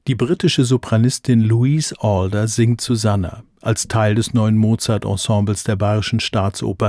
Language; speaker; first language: German; native; German